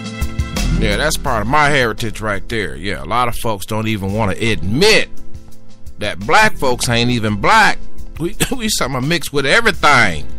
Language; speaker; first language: English; native; English